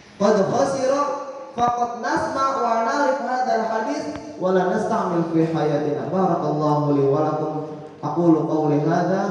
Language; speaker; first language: Arabic; non-native, learner; Indonesian